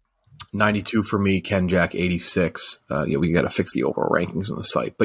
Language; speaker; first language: English; native; English